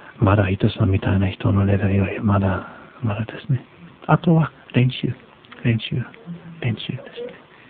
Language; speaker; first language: Japanese; non-native, fluent; English